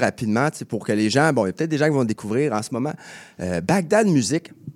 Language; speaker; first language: French; native; French